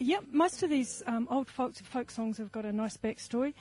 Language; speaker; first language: English; native; English